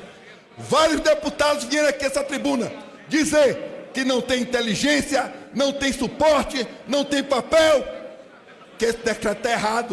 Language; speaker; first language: Portuguese; native; Portuguese